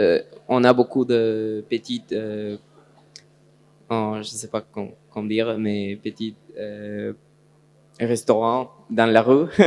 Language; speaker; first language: French; non-native, learner; Spanish